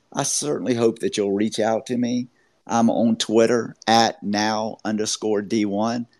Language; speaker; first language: English; native; English